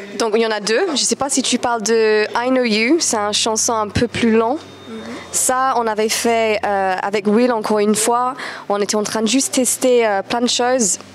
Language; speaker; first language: French; non-native, fluent; English